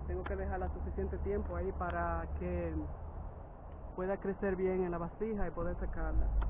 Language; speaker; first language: Spanish; native; Spanish